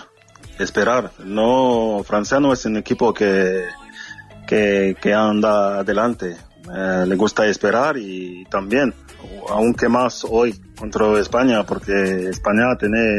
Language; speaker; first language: Spanish; non-native, fluent; French